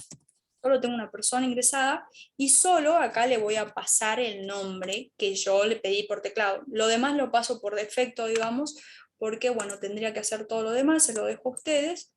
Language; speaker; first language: Spanish; native; Spanish